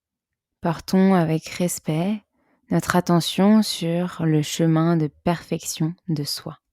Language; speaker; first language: French; native; French